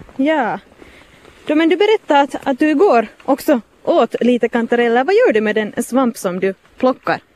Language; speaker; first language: Swedish; native; Swedish